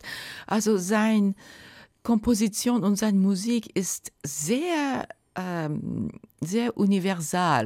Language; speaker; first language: German; non-native, fluent; Japanese